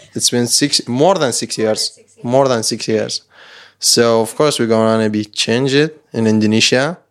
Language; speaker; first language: English; non-native, learner; Persian